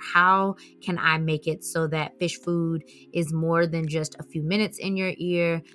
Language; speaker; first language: English; native; English